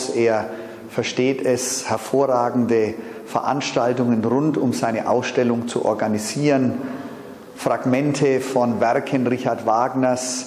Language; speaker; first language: German; native; German